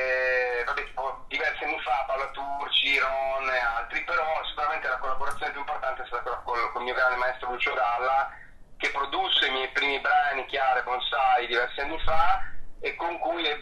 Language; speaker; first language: Italian; native; Italian